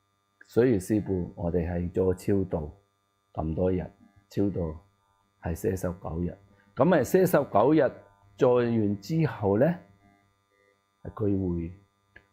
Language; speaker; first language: Cantonese; non-native, learner; Tibetan